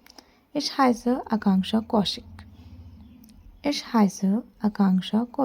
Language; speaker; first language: German; non-native, learner; Hindi